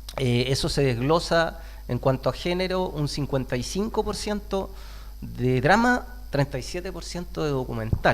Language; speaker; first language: Spanish; native; Spanish